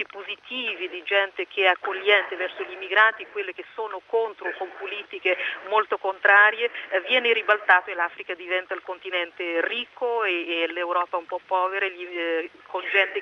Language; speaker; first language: Italian; non-native, fluent; Portuguese